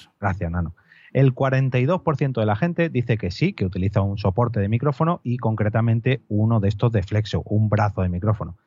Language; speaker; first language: Spanish; native; Spanish